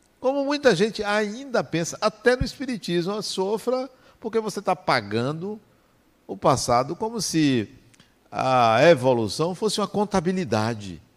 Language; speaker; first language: Portuguese; native; Portuguese